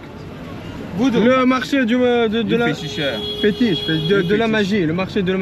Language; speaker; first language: French; non-native, learner; Arabic